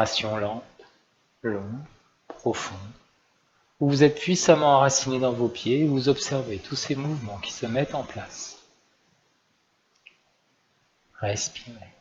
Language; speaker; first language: French; native; French